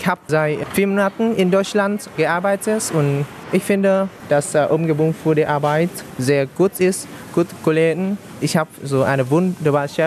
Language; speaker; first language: German; non-native, learner; Vietnamese